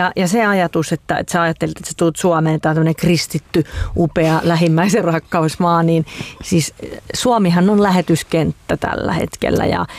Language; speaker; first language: Finnish; native; Finnish